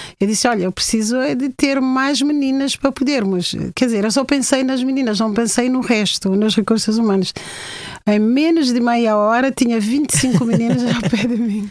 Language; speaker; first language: Portuguese; non-native, local second language; Kabuverdianu